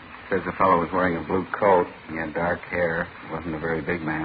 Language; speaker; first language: English; native; English